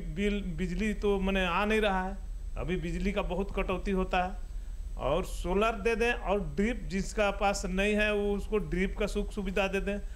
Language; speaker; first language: Hindi; native; Hindi